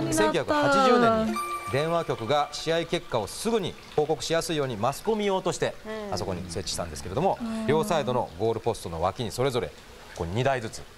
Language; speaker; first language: Japanese; native; Japanese